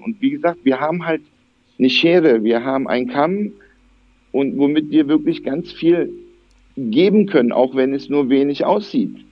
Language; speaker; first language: German; early bilingual, other home language; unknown